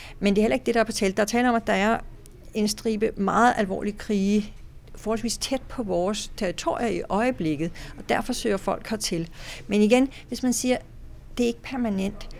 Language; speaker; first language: Danish; native; Danish